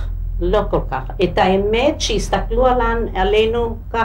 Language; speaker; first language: Hebrew; non-native, local second language; Hungarian